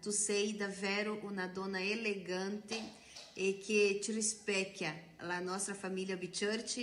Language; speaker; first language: Italian; non-native, fluent; Portuguese